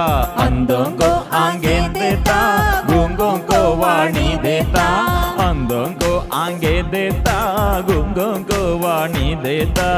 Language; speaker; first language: Hindi; non-native, local second language; Malayalam